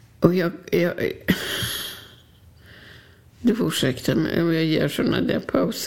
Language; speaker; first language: Swedish; non-native, fluent; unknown